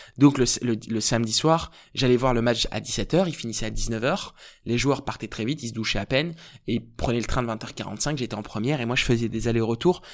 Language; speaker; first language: French; early bilingual, other home language; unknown